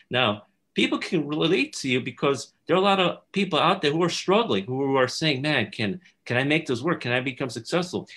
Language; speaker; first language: English; native; English